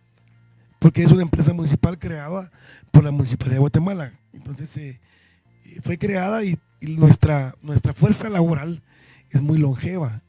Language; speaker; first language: Spanish; native; Spanish